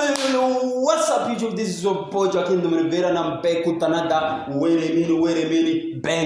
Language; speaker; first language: English; non-native, local second language; Zulu